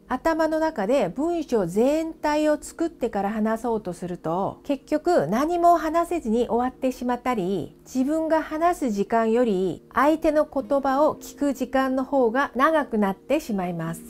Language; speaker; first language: Japanese; non-native, fluent; Korean